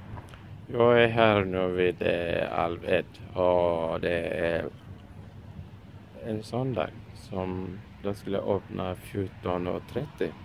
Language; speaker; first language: Swedish; non-native, fluent; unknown